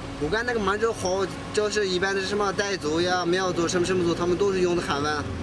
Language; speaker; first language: Chinese; non-native, local second language; Uyghur